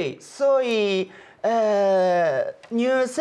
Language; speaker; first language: Chinese; non-native, fluent; Japanese